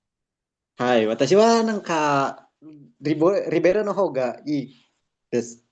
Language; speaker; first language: Japanese; non-native, learner; Indonesian